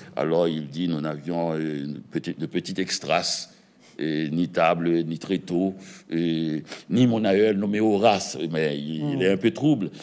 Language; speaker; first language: French; native; French